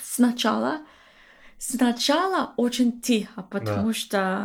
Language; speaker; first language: Russian; non-native, learner; English